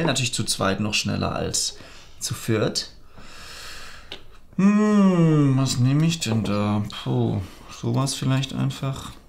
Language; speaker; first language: German; native; German